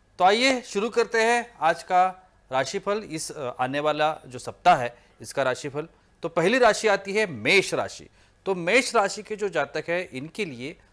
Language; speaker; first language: Hindi; non-native, local second language; Marathi